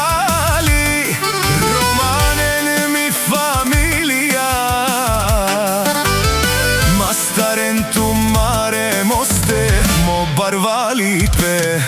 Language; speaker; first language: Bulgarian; non-native, local second language; Romany